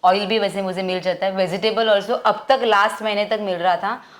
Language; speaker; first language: Hindi; non-native, local second language; Marathi